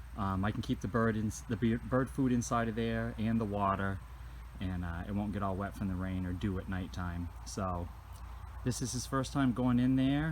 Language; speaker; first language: English; native; English